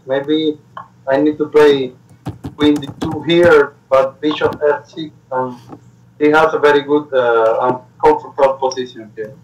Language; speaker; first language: English; non-native, learner; Spanish